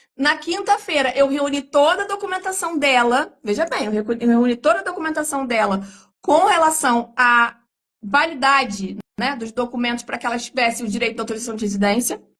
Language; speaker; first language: Portuguese; native; Portuguese